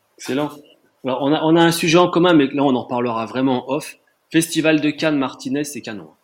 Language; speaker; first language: French; native; French